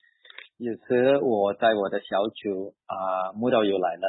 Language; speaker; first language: Chinese; early bilingual, heritage; Chinese